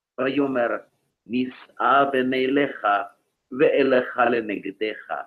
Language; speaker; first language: Hebrew; non-native, learner; English